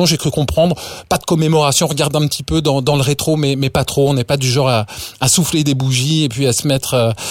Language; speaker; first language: French; native; French